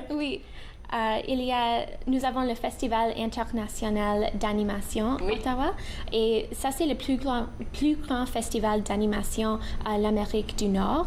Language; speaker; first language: French; non-native, local second language; English